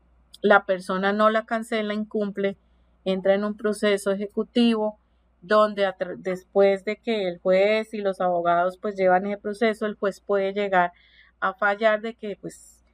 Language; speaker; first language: Spanish; native; Spanish